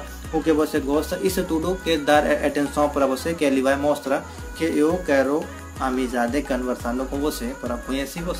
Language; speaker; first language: Portuguese; non-native, learner; Hindi